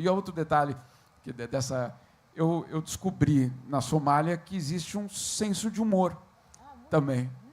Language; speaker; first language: Portuguese; native; Portuguese